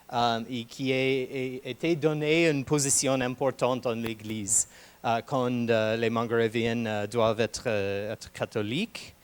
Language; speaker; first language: French; non-native, fluent; English